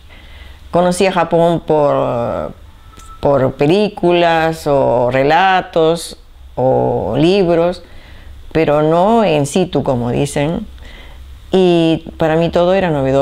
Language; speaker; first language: Spanish; early bilingual, other home language; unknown